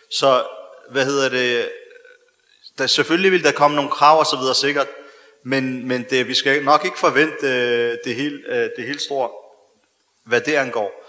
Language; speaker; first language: Danish; early bilingual, other home language; Arabic